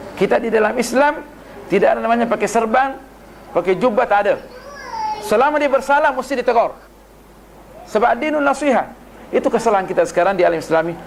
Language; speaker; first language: Malay; non-native, local second language; Buginese